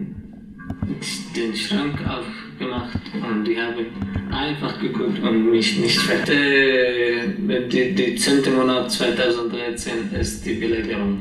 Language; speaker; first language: German; non-native, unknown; Arabic